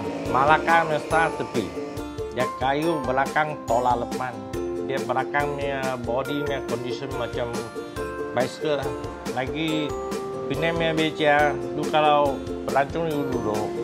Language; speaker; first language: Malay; non-native, local second language; Min Nan Chinese